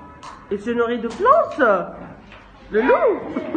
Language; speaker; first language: French; non-native, local second language; Arabic